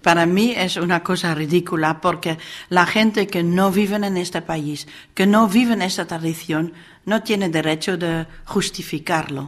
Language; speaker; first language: Spanish; non-native, fluent; Dutch